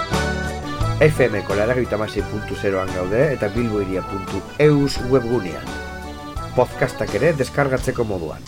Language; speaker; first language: Basque; native; Basque